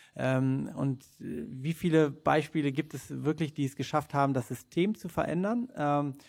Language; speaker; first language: German; native; German